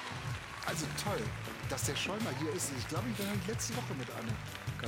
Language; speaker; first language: German; native; German